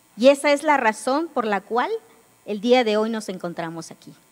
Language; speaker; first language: Spanish; non-native, local second language; Yucateco